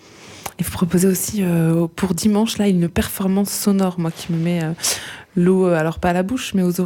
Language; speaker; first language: French; native; French